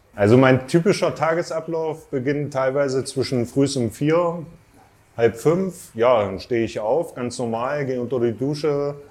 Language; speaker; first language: German; native; German